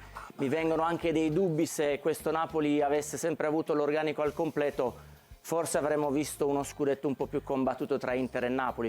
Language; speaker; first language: Italian; native; Italian